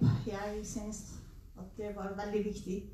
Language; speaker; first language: Norwegian; non-native, learner; Persian